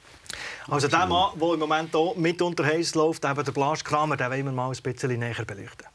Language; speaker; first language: German; native; German